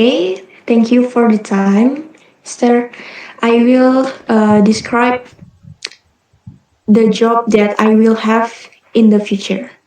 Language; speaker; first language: English; non-native, learner; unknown